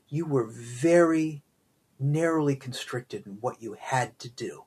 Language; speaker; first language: English; native; English